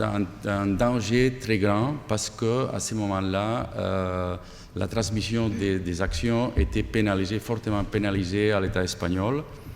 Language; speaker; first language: French; non-native, fluent; Catalan